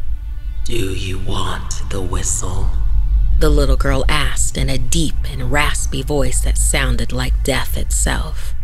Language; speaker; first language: English; native; English